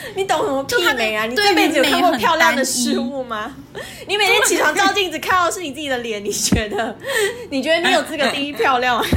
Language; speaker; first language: Chinese; non-native, local second language; Min Nan Chinese